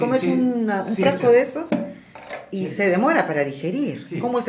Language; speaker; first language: Spanish; native; Spanish